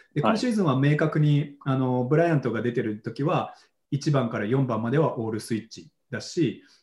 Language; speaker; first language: Japanese; native; Japanese